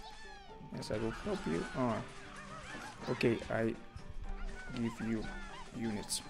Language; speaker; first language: English; non-native, learner; Russian